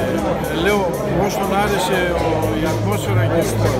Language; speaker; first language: Russian; non-native, learner; Greek